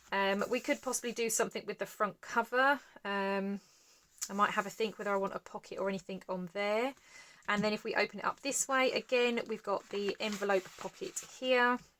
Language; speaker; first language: English; native; English